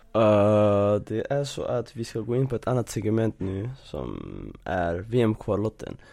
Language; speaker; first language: Swedish; early bilingual, other home language; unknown